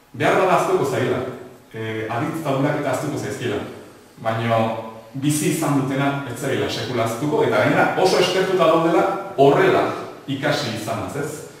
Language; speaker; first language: Basque; native; Basque